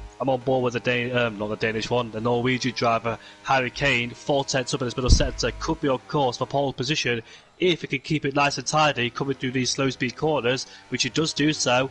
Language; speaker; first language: English; native; English